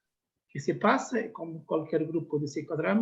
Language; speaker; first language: Spanish; non-native, learner; Portuguese